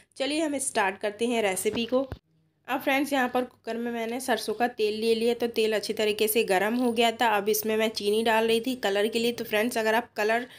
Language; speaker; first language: Hindi; non-native, local second language; Odia